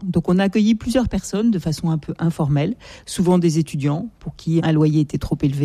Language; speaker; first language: French; native; French